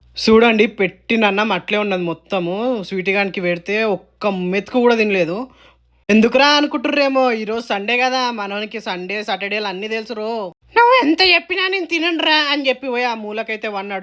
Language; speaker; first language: Telugu; native; Telugu